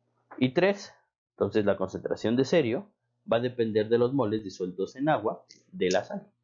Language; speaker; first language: Spanish; native; Spanish